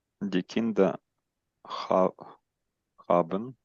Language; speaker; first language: German; non-native, learner; Ukrainian